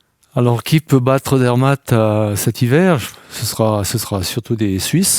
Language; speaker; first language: French; native; French